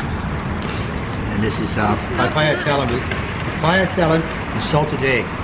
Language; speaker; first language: English; native; English